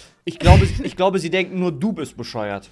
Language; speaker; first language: German; native; German